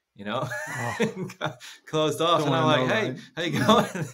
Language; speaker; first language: English; native; English